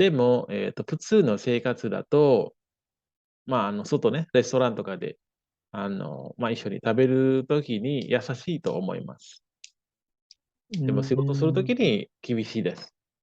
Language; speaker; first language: Japanese; non-native, fluent; Indonesian